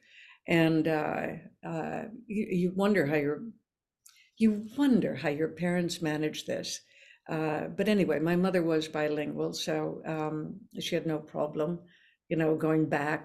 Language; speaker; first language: English; early bilingual, other home language; Norwegian